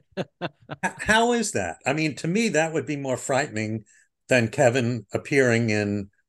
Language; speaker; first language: English; native; English